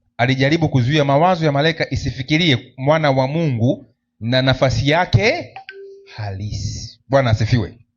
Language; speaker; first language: Swahili; native; Swahili